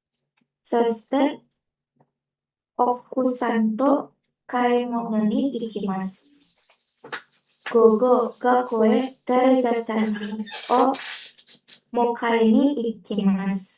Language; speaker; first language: Japanese; non-native, learner; Indonesian